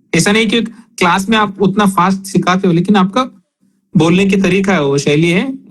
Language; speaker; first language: Hindi; non-native, local second language; Kannada